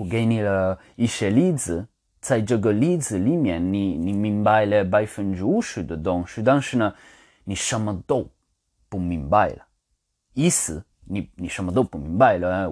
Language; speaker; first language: Chinese; non-native, learner; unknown